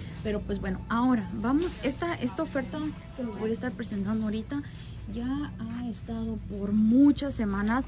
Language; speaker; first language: Spanish; native; Spanish